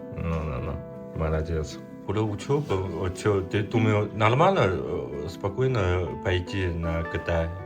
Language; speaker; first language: Russian; non-native, learner; Chinese